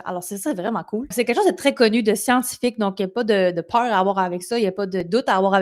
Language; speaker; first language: French; native; French